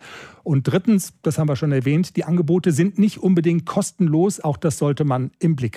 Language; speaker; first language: German; native; German